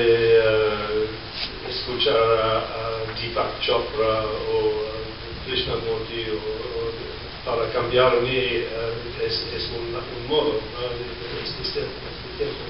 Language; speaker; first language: Spanish; non-native, learner; English